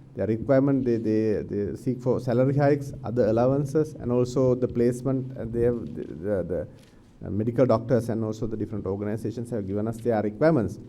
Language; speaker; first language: English; non-native, local second language; Sinhala